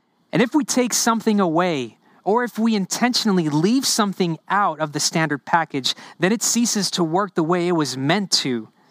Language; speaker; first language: English; early bilingual, other home language; Spanish